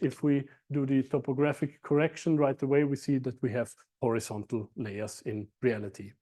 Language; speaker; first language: English; non-native, fluent; German